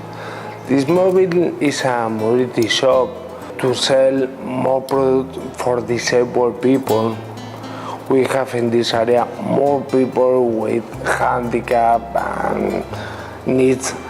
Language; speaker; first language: English; non-native, learner; Spanish